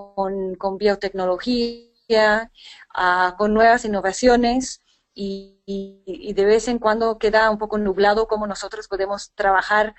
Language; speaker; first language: Spanish; non-native, fluent; English